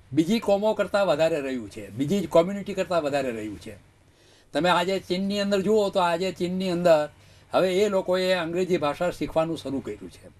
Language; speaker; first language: Gujarati; native; Gujarati